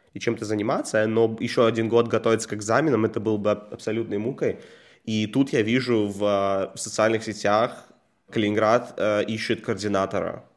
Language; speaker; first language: Russian; native; Russian